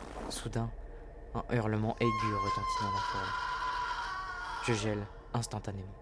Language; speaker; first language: French; native; French